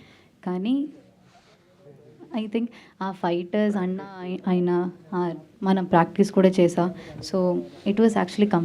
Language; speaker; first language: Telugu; non-native, learner; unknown